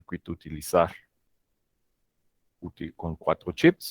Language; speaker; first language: Spanish; native; Spanish